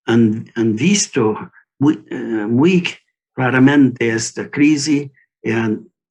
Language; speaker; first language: Spanish; non-native, learner; English